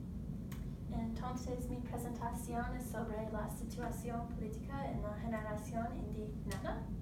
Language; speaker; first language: Spanish; non-native, learner; English